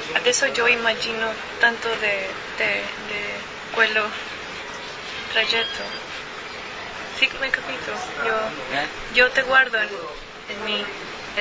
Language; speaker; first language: Italian; non-native, learner; Spanish